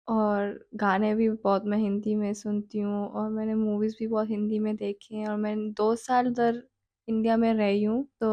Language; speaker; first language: Hindi; early bilingual, heritage; Hindi